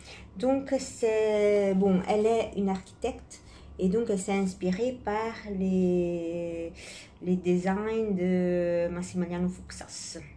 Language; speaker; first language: French; non-native, fluent; Italian